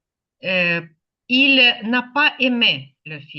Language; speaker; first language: French; non-native, fluent; Ukrainian